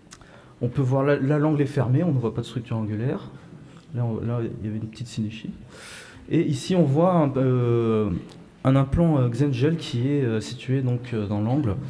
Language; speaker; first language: French; native; French